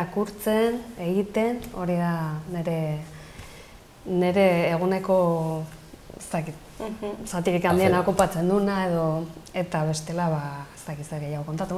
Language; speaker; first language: Basque; non-native, local second language; Spanish